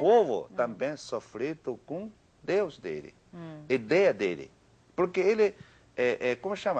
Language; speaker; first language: Portuguese; non-native, learner; Chinese